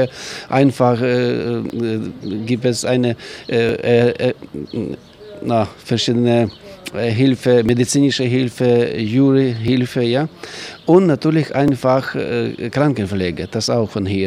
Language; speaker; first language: German; non-native, learner; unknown